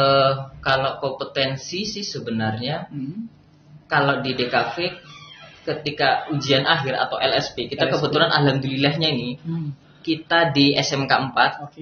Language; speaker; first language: Indonesian; native; Indonesian